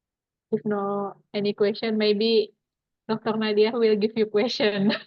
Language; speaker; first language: English; non-native, fluent; Indonesian